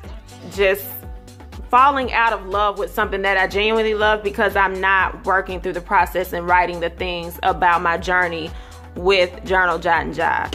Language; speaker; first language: English; native; English